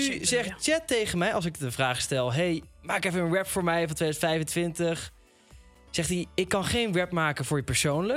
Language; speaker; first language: Dutch; native; Dutch